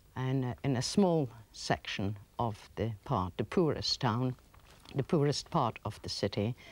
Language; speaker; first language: English; early bilingual, other home language; Polish